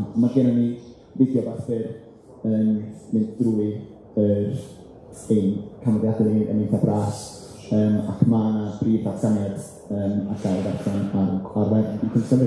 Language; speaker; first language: Welsh; native; Welsh